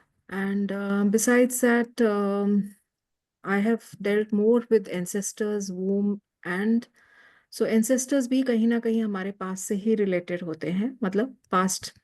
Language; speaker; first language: Hindi; native; Hindi